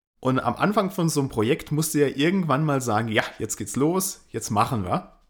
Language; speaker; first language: German; native; German